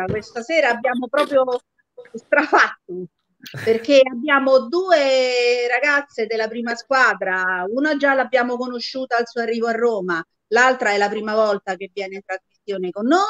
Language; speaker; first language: Italian; native; Italian